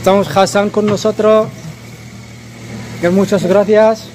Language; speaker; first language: Spanish; non-native, learner; Arabic